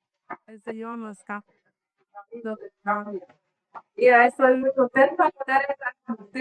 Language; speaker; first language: Spanish; non-native, learner; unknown